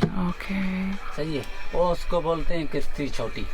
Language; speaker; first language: Hindi; non-native, local second language; Sindhi